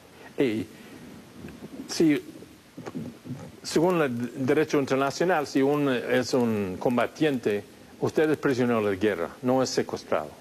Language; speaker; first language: Spanish; non-native, fluent; English